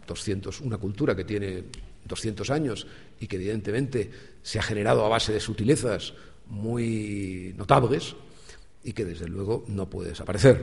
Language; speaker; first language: Spanish; native; Spanish